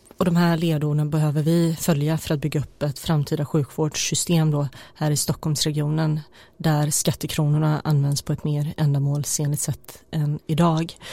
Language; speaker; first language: Swedish; early bilingual, other home language; Bosnian